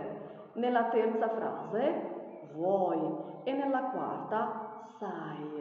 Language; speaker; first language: Italian; non-native, fluent; Arabic